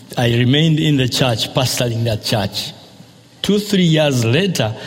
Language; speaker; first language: English; non-native, local second language; Ganda